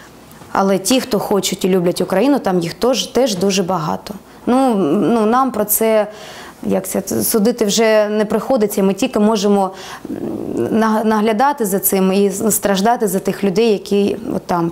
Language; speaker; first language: Ukrainian; non-native, local second language; Russian